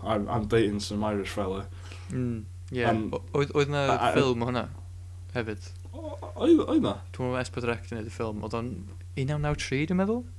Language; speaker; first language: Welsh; native; Welsh